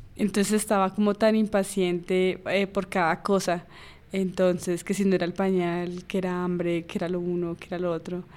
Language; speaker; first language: Spanish; native; Spanish